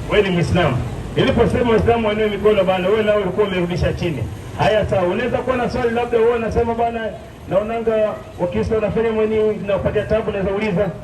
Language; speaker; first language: Swahili; non-native, local second language; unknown